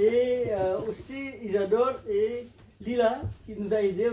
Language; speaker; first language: French; non-native, fluent; Indonesian